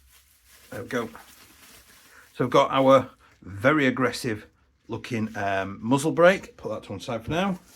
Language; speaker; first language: English; native; English